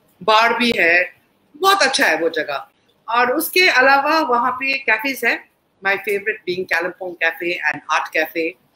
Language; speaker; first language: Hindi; non-native, local second language; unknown